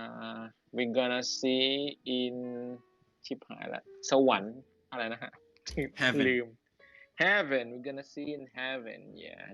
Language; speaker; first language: English; non-native, learner; Thai